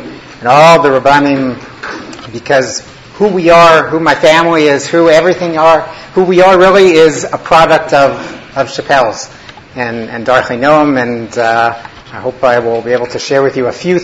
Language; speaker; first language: English; native; English